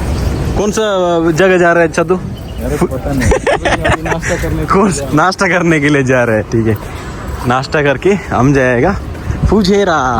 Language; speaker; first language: Hindi; non-native, local second language; Kannada